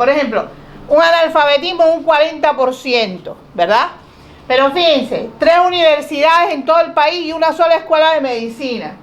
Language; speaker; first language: Spanish; native; Spanish